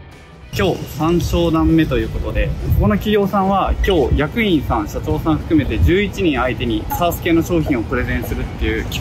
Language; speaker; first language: Japanese; native; Japanese